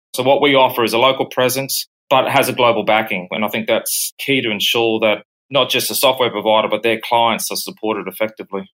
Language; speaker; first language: English; native; English